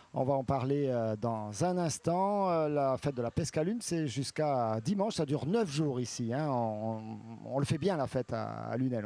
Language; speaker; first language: French; native; French